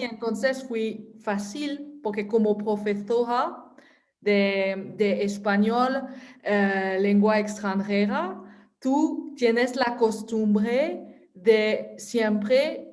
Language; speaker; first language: Spanish; non-native, fluent; French